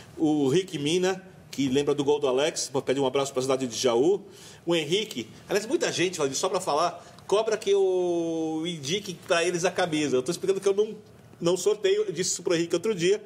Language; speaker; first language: Portuguese; native; Portuguese